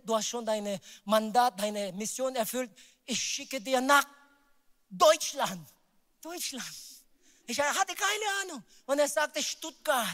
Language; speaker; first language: German; non-native, learner; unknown